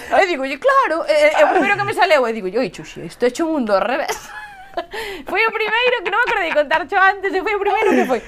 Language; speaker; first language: Galician; native; Galician